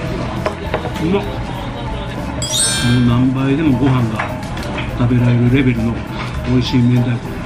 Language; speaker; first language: Japanese; native; Japanese